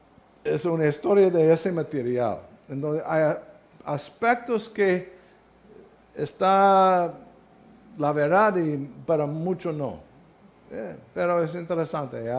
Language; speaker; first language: Spanish; non-native, learner; English